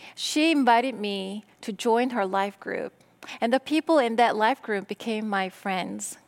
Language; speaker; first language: English; non-native, fluent; Korean